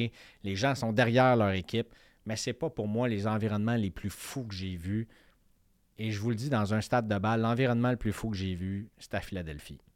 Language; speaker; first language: French; native; French